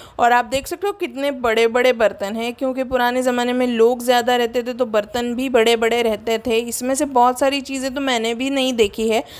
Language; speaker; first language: Hindi; non-native, local second language; Marathi